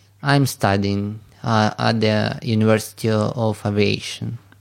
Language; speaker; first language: English; non-native, learner; Russian